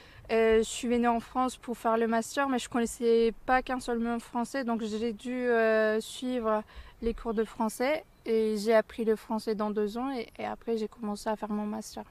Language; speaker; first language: French; non-native, fluent; Turkish